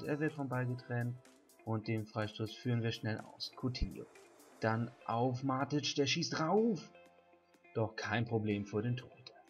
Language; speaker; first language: German; native; German